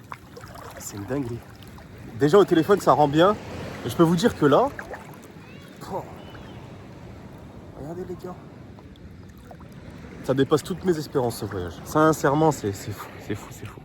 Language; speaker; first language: French; native; French